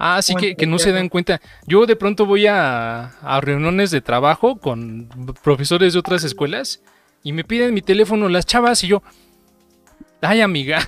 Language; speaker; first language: Spanish; native; Spanish